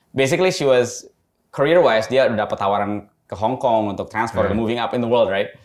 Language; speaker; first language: Indonesian; native; Indonesian